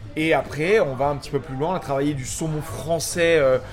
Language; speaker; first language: French; native; French